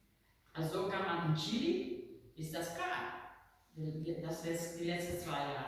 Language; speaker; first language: German; non-native, learner; Dutch